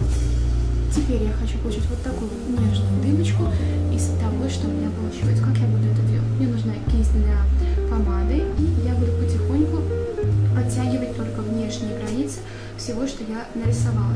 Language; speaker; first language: Russian; native; Russian